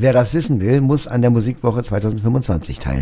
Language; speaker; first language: German; native; German